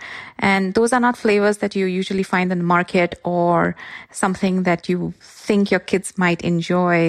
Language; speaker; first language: English; non-native, local second language; Gujarati